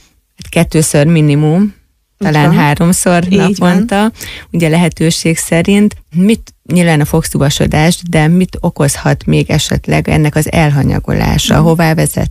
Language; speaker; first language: Hungarian; native; Hungarian